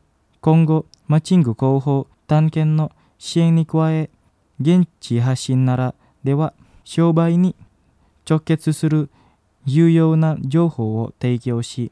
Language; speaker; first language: Japanese; non-native, fluent; Indonesian